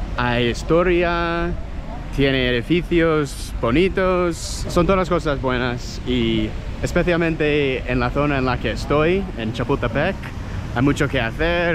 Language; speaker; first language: Spanish; non-native, fluent; English